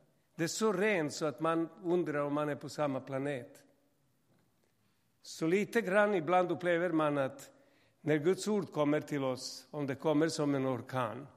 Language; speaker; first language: Swedish; non-native, fluent; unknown